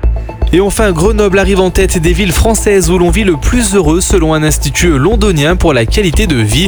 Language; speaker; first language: French; native; French